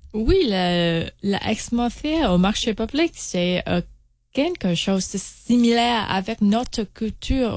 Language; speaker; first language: French; non-native, learner; Vietnamese